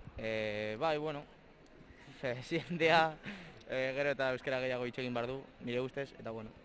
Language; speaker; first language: Basque; non-native, local second language; Spanish